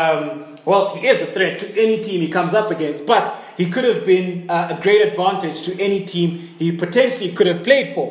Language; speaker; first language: English; native; English